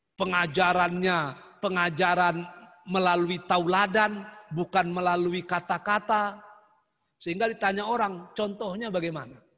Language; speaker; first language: Indonesian; native; Indonesian